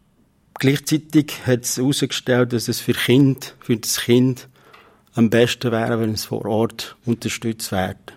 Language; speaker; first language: German; non-native, fluent; Kurdish